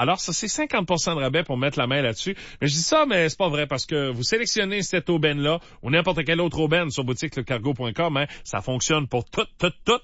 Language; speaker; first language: French; native; French